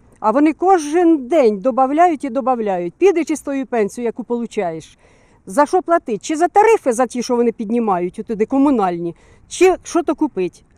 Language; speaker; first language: Ukrainian; native; Ukrainian